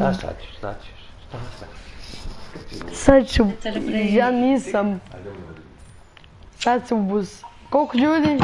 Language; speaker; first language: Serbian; early bilingual, heritage; Serbian